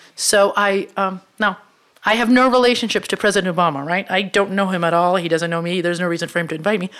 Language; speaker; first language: English; non-native, fluent; Hebrew